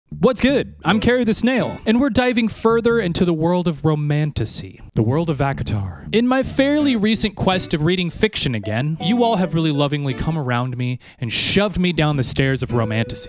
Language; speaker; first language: English; native; English